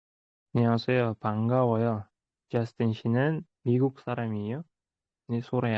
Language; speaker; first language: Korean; non-native, fluent; Uzbek